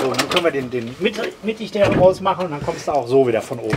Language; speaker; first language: German; native; German